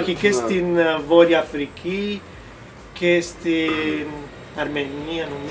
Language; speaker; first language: Greek; non-native, fluent; Italian